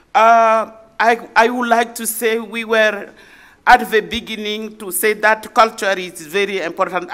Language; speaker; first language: English; non-native, learner; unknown